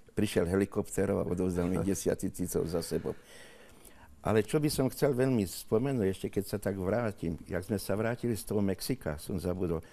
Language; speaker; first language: Slovak; native; Slovak